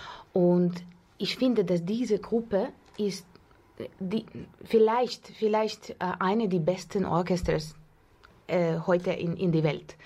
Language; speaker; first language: German; non-native, fluent; Russian